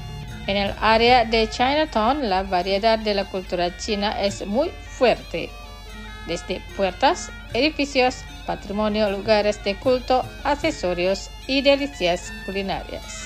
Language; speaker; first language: Spanish; non-native, fluent; Indonesian